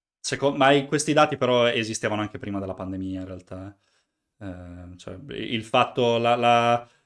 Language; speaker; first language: Italian; native; Italian